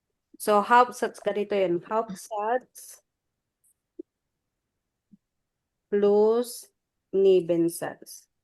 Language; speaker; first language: German; non-native, fluent; Filipino